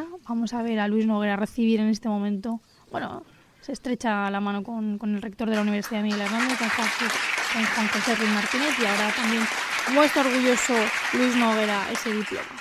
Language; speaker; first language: Spanish; native; Spanish